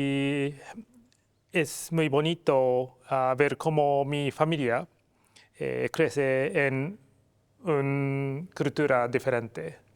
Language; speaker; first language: Spanish; non-native, learner; Japanese